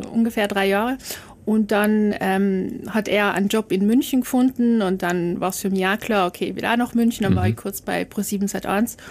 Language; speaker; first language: German; native; German